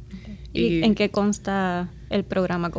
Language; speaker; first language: Spanish; native; Spanish